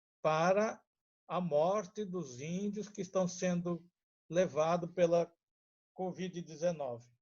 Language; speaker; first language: Portuguese; non-native, local second language; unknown